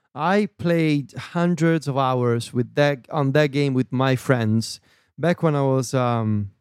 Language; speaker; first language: English; non-native, fluent; Italian